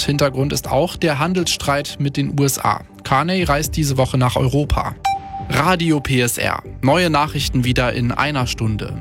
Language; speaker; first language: German; native; German